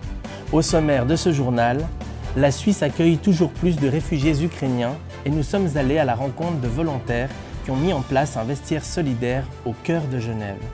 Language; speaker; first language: French; native; French